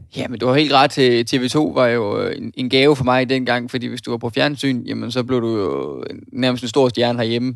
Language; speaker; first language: Danish; native; Danish